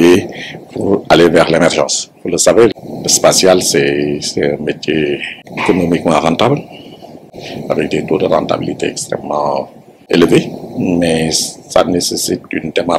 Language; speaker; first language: French; non-native, local second language; Wolof